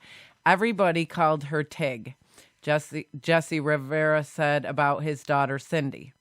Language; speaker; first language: English; native; English